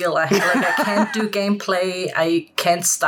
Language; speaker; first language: English; non-native, fluent; German